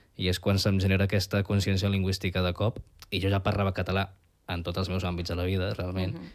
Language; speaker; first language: Catalan; early bilingual, other home language; Spanish